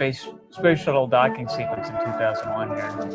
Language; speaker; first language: English; native; English